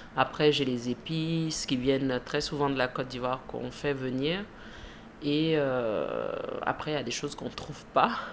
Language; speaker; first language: French; early bilingual, other home language; Mandingo